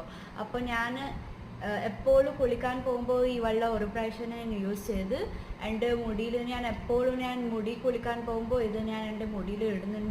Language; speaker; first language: Malayalam; early bilingual, heritage; Malayalam